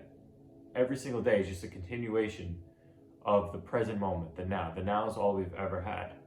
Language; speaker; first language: English; native; English